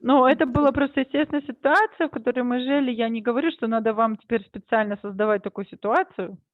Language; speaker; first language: Russian; native; Russian